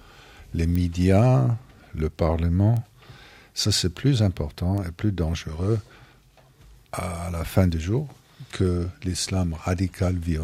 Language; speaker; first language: French; non-native, fluent; English